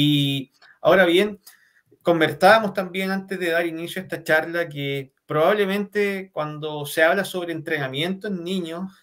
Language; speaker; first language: Spanish; native; Spanish